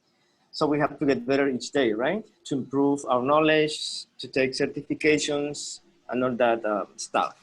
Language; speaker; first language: English; non-native, fluent; Spanish